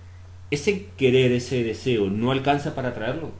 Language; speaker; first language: Spanish; native; Spanish